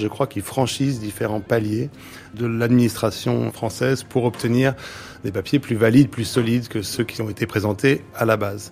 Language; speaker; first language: French; native; French